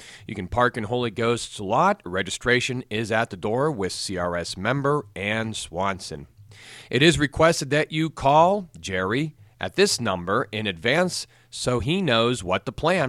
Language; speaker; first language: English; native; English